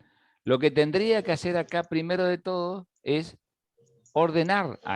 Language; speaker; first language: Spanish; native; Spanish